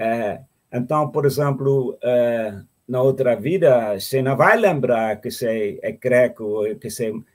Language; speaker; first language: Portuguese; non-native, fluent; Dutch